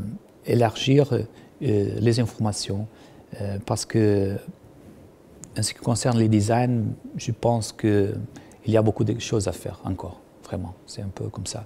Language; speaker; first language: French; non-native, fluent; Portuguese